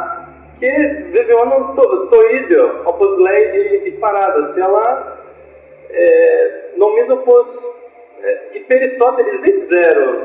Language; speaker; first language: Greek; non-native, fluent; Portuguese